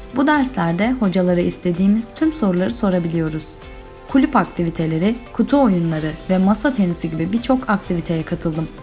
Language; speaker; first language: Turkish; non-native, fluent; Arabic